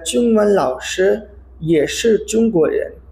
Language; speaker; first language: Chinese; non-native, fluent; Urdu